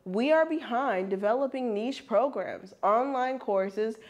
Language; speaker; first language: English; non-native, fluent; German